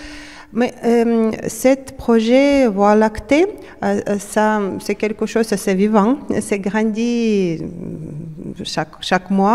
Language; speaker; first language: French; non-native, fluent; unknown